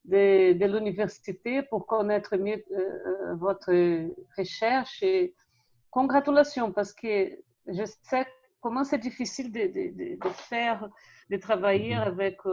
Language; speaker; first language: French; non-native, fluent; Portuguese